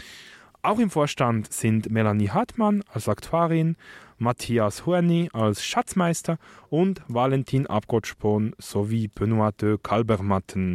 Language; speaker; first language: German; native; German